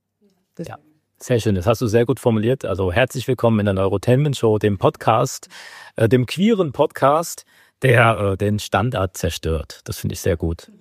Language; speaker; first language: German; native; German